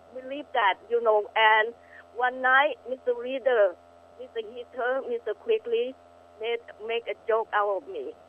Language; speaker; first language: English; non-native, fluent; Thai